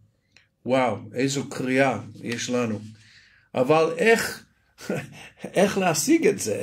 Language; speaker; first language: Hebrew; non-native, fluent; English